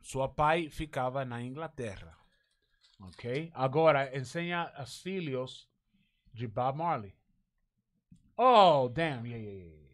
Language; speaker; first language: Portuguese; non-native, learner; Spanish